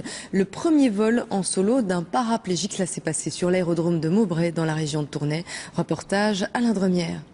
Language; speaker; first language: French; native; French